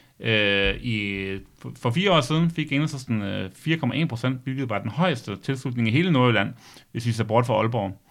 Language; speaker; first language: Danish; native; Danish